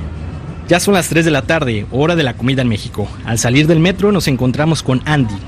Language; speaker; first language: Spanish; native; Spanish